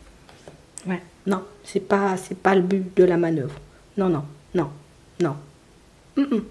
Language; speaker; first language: French; native; French